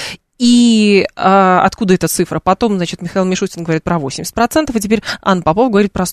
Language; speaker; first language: Russian; native; Russian